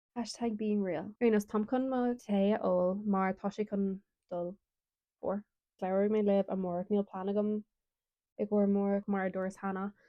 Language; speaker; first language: Irish; non-native, local second language; English